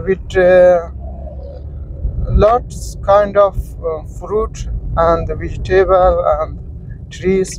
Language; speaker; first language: English; non-native, learner; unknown